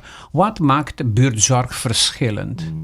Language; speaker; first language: Dutch; non-native, local second language; Papiamento